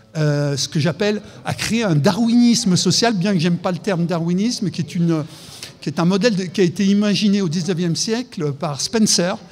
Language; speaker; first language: French; native; French